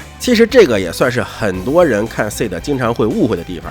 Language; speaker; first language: Chinese; native; Chinese